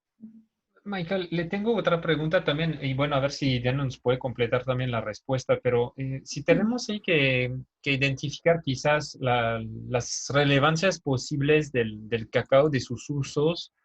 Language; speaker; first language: Spanish; native; Spanish